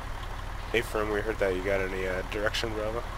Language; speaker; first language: English; native; English